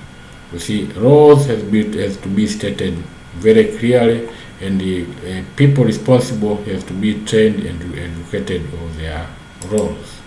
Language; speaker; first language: English; non-native, local second language; Swahili